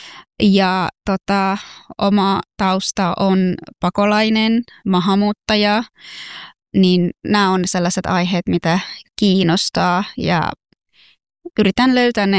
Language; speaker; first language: Finnish; non-native, fluent; Persian